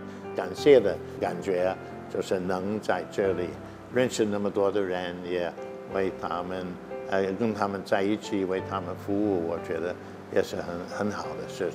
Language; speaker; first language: Chinese; non-native, fluent; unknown